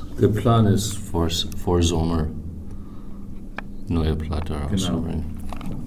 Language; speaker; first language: German; non-native, fluent; English